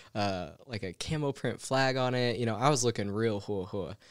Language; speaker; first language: English; native; English